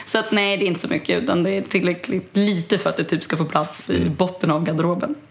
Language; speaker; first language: Swedish; early bilingual, other home language; German